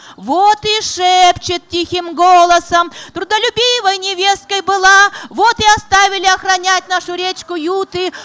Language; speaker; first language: Russian; non-native, local second language; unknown